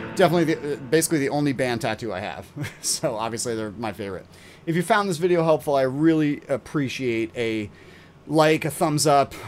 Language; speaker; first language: English; native; English